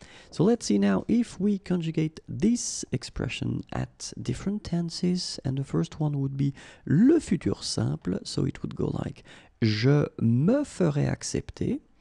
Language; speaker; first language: English; non-native, fluent; French